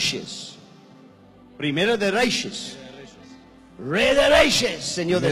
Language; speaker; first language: Spanish; non-native, learner; English